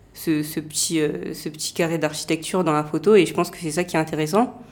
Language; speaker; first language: French; native; French